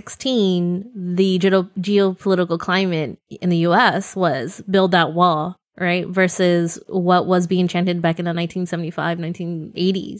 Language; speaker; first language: English; native; English